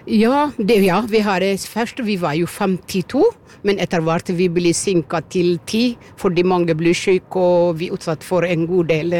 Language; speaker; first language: Norwegian; non-native, fluent; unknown